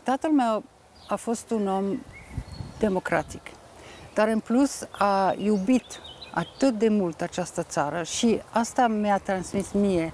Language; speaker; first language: Romanian; non-native, fluent; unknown